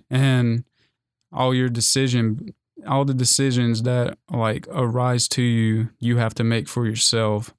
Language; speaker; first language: English; native; English